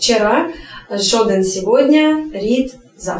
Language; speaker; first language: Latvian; non-native, learner; Russian